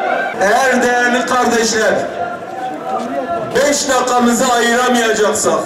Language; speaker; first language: Turkish; native; Turkish